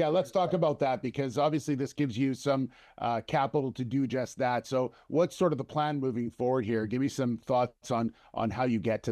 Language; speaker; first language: English; native; English